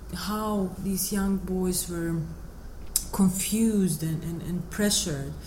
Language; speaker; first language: English; non-native, fluent; Bosnian